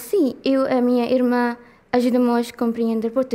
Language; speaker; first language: Portuguese; non-native, learner; Urdu